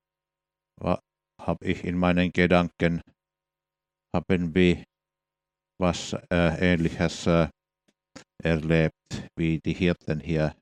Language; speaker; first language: German; non-native, fluent; Finnish